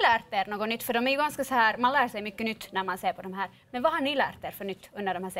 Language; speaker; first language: Swedish; native; Swedish